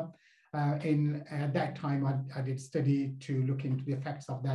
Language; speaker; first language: English; non-native, local second language; Punjabi